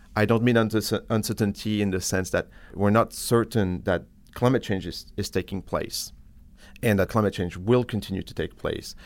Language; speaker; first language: English; non-native, fluent; French